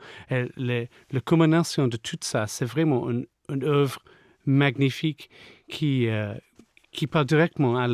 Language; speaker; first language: French; non-native, fluent; English